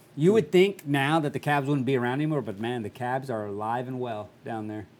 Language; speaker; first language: English; early bilingual, other home language; Spanish